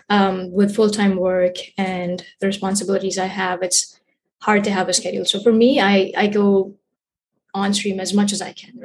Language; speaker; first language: English; non-native, local second language; Hindi